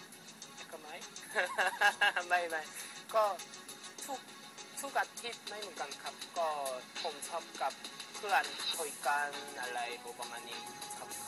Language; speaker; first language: Thai; non-native, learner; Korean